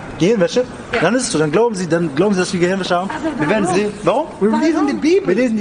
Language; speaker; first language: German; non-native, fluent; English